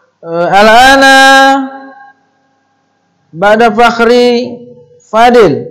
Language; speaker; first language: Arabic; non-native, fluent; Indonesian